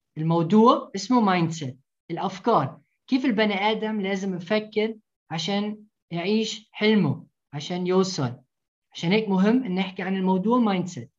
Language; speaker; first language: Arabic; early bilingual, heritage; Arabic